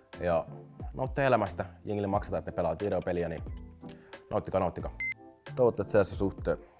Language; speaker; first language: Finnish; early bilingual, other home language; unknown